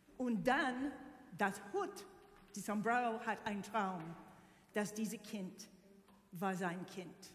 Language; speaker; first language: German; non-native, learner; English